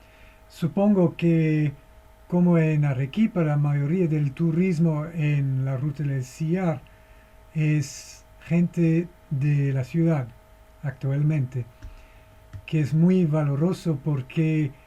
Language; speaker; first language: Spanish; non-native, fluent; English